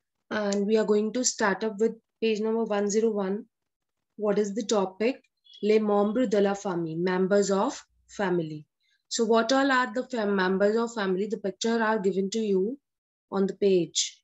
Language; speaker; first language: English; non-native, local second language; Hindi